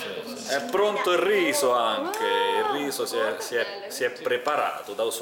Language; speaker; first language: Italian; native; Italian